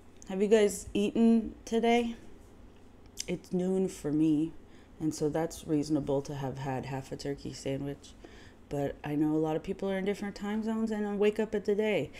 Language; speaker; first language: English; native; English